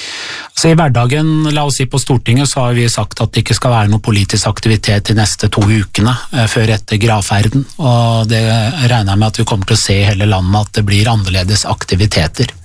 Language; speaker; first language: Norwegian; native; Norwegian